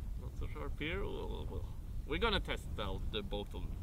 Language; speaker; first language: English; non-native, fluent; Norwegian